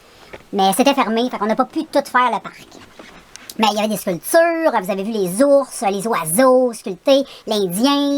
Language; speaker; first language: French; native; French